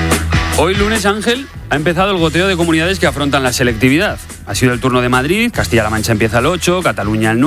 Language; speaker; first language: Spanish; native; Spanish